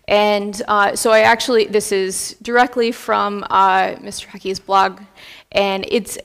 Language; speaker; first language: English; native; English